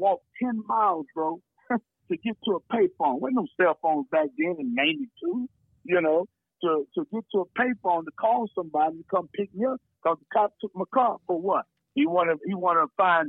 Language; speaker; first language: English; native; English